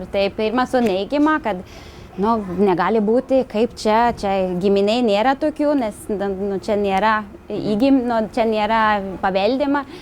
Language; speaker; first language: Lithuanian; non-native, fluent; Swedish